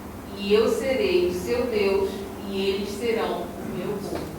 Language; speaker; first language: Portuguese; native; Portuguese